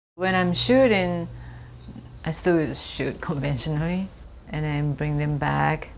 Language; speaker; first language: English; non-native, fluent; Japanese